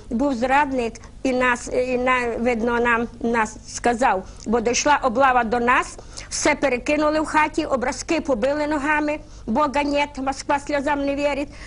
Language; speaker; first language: Ukrainian; native; Ukrainian